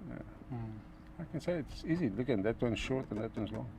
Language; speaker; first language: English; non-native, local second language; Afrikaans